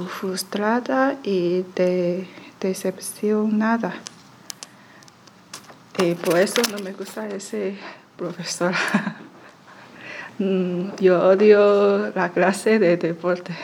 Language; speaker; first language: Spanish; non-native, learner; Chinese